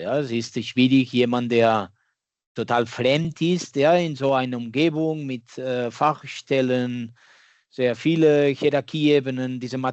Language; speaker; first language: German; non-native, fluent; Catalan